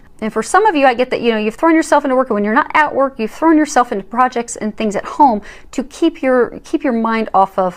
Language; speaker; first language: English; native; English